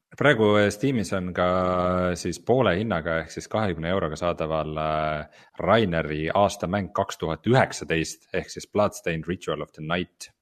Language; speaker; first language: Estonian; native; Estonian